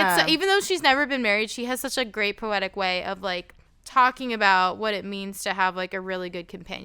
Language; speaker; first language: English; native; English